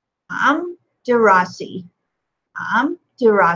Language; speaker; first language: Arabic; non-native, fluent; English